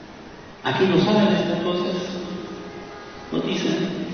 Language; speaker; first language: Spanish; non-native, fluent; Persian